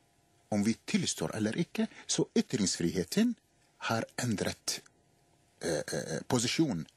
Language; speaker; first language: Norwegian; non-native, fluent; Arabic